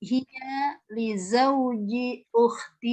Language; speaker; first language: Arabic; non-native, learner; Indonesian